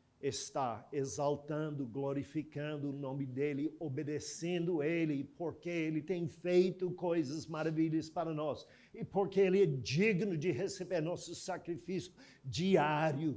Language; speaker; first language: Portuguese; non-native, fluent; English